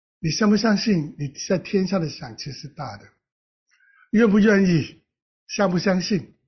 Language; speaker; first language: Chinese; non-native, local second language; Cantonese